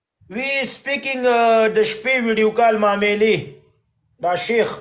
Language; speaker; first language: English; non-native, learner; Pashto